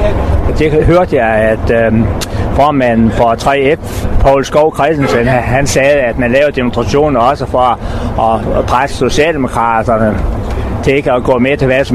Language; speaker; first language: Danish; native; Danish